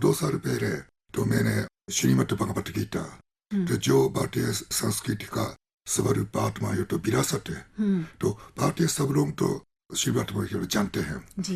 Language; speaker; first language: Hindi; non-native, fluent; Japanese